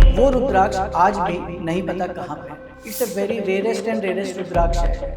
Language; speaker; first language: Hindi; non-native, local second language; Tamil